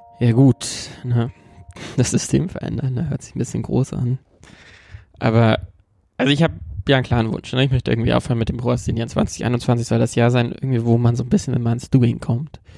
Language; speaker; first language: German; native; German